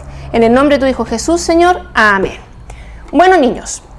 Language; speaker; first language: Spanish; native; Spanish